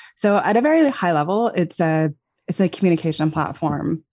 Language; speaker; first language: English; native; English